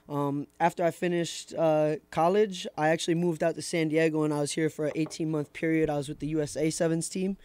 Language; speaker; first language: English; native; English